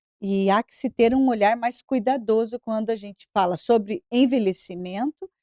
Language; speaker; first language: Portuguese; native; Portuguese